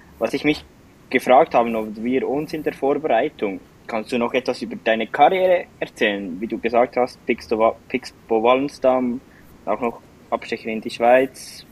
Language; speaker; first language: German; native; German